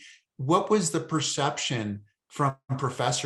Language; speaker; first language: English; native; English